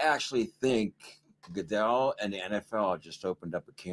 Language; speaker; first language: English; native; English